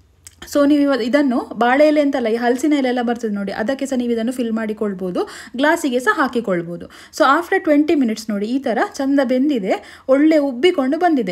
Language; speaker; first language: Kannada; native; Kannada